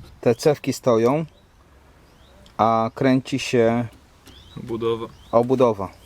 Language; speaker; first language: Polish; native; Polish